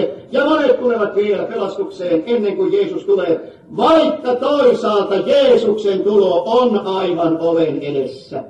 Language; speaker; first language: Finnish; native; Finnish